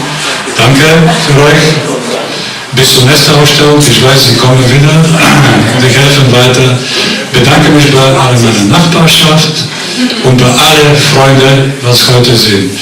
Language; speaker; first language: German; non-native, fluent; Bulgarian